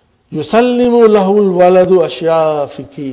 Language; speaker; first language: Arabic; non-native, fluent; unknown